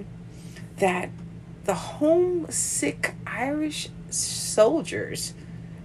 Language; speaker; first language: English; native; English